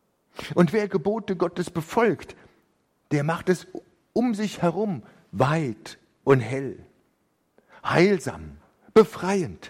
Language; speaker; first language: German; native; German